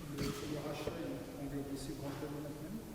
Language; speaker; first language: French; native; French